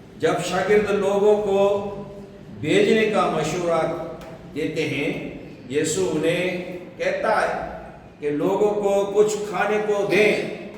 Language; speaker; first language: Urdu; non-native, fluent; Korean